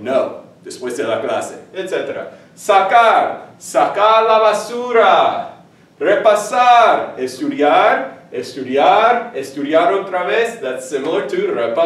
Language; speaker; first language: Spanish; non-native, fluent; English